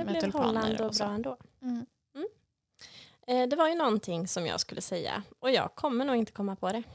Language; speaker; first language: Swedish; native; Swedish